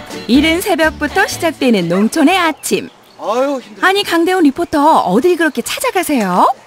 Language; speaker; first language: Korean; native; Korean